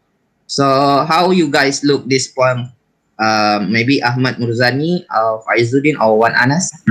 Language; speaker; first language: English; non-native, learner; Malay